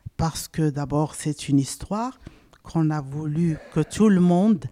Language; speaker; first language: French; non-native, local second language; Arabic